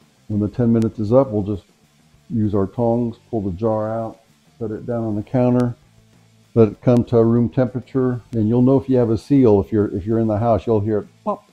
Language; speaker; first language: English; native; English